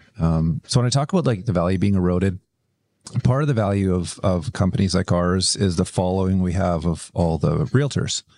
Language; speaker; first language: English; native; English